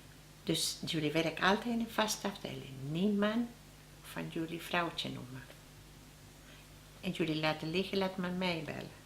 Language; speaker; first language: Dutch; non-native, learner; Spanish